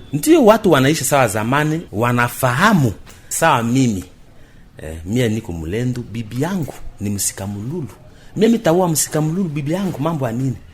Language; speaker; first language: Swahili; non-native, local second language; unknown